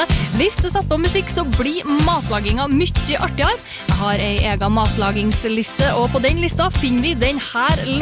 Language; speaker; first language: Norwegian; native; Norwegian